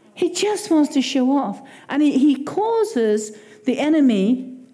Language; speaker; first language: English; native; English